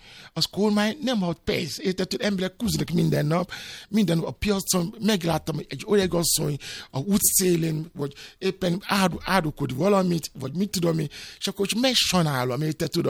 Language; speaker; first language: Hungarian; non-native, learner; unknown